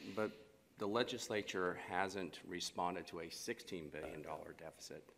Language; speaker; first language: English; native; English